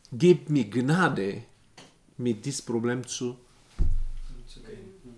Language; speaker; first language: German; non-native, learner; Bulgarian